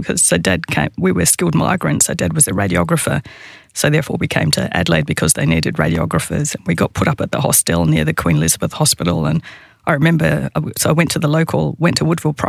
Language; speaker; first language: English; native; English